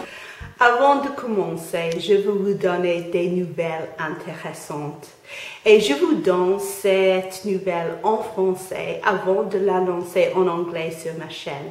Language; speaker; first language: French; non-native, fluent; English